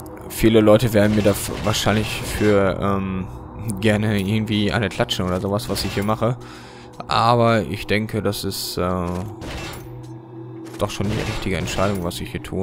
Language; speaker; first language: German; native; German